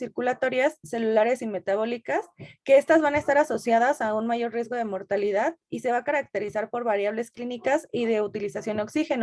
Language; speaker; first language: Spanish; native; Spanish